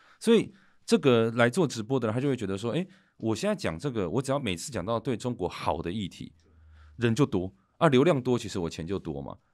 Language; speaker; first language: Chinese; native; Chinese